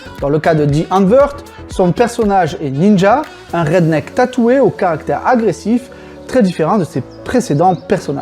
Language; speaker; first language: French; native; French